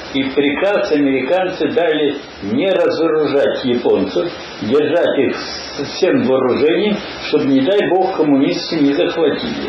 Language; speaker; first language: Russian; native; Russian